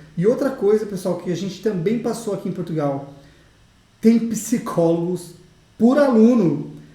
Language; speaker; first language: Portuguese; native; Portuguese